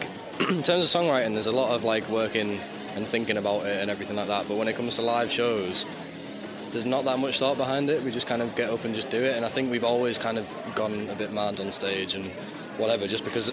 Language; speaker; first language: English; native; English